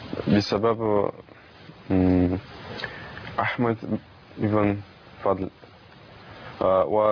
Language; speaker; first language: Arabic; non-native, learner; Russian